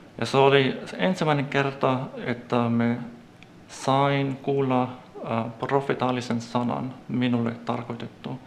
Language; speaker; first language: Finnish; non-native, fluent; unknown